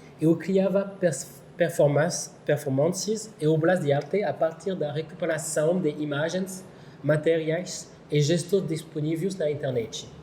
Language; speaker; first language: Portuguese; non-native, learner; French